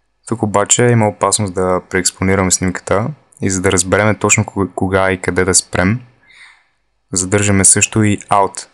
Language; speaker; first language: Bulgarian; native; Bulgarian